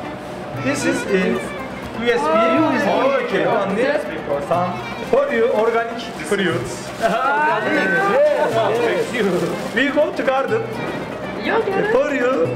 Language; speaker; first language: English; non-native, learner; Turkish